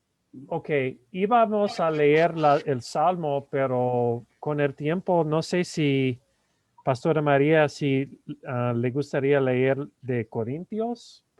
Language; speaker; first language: Spanish; non-native, fluent; English